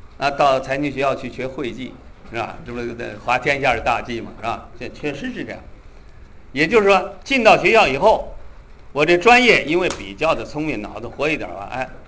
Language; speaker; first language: Chinese; native; Chinese